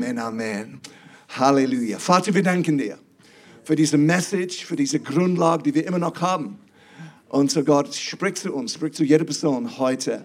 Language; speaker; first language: German; non-native, fluent; English